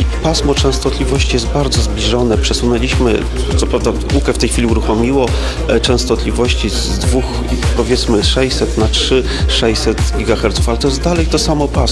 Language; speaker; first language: Polish; native; Polish